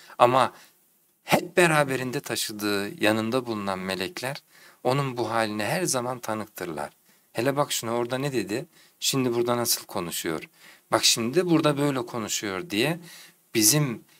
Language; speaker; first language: Turkish; native; Turkish